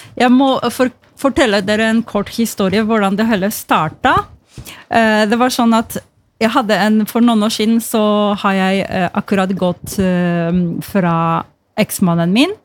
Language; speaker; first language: Norwegian; non-native, fluent; Polish